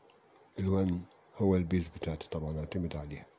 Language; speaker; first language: Arabic; native; Arabic